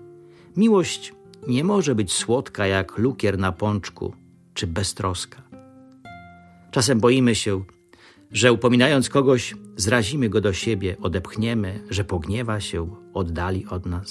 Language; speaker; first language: Polish; native; Polish